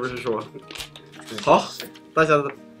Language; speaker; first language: Chinese; non-native, fluent; Danish